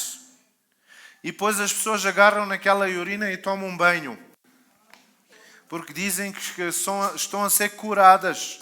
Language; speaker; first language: Portuguese; native; Portuguese